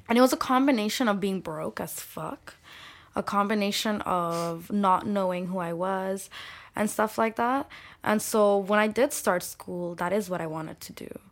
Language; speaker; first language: English; early bilingual, other home language; Bangla